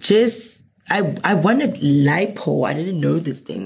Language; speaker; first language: English; non-native, local second language; Southern Sotho